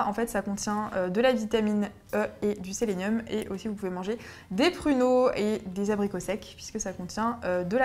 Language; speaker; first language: French; native; French